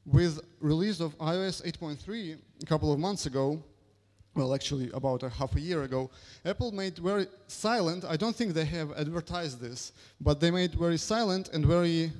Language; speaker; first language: English; non-native, fluent; Russian